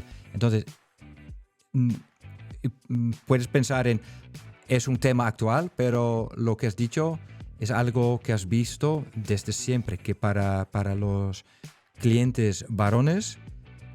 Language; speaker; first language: Spanish; non-native, fluent; Dutch